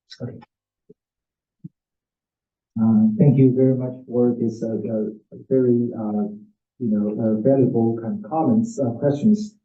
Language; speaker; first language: English; non-native, fluent; Chinese